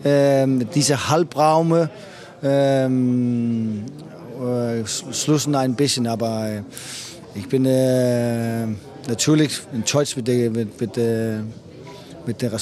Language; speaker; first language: German; non-native, fluent; Danish